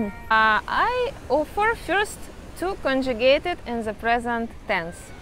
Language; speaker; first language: English; non-native, fluent; Russian